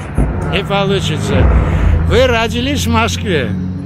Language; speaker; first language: Russian; non-native, fluent; Armenian